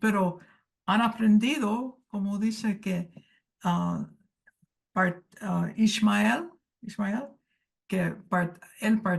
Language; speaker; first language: Spanish; early bilingual, heritage; Spanish